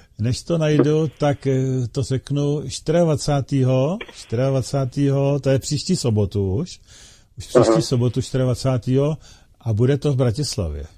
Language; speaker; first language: Czech; native; Czech